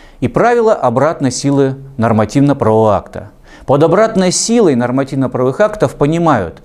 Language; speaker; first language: Russian; native; Russian